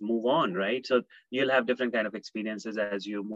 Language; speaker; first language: English; non-native, local second language; Hindi